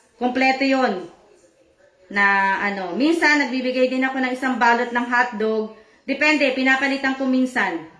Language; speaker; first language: Filipino; native; Filipino